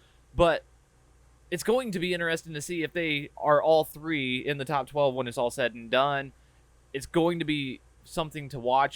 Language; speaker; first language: English; native; English